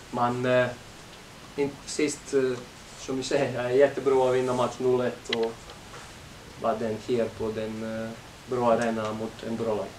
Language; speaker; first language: Swedish; non-native, learner; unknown